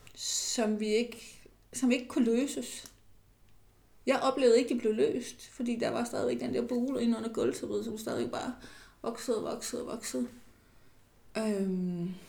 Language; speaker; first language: Danish; native; Danish